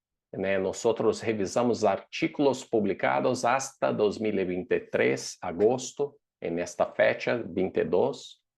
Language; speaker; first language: Spanish; non-native, fluent; Portuguese